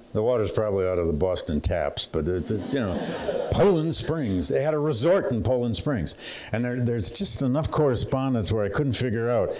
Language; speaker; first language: English; native; English